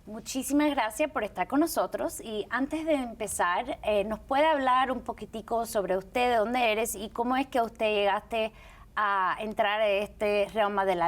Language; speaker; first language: Spanish; early bilingual, heritage; Spanish